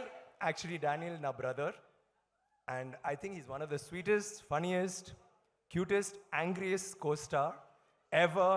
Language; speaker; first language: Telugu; non-native, learner; Tamil